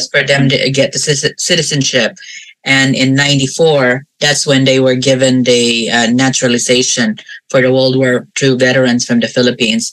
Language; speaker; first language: English; non-native, local second language; Cebuano